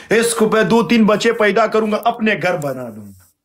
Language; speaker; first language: Hindi; non-native, learner; Pashto